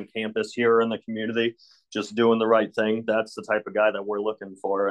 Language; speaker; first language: English; native; English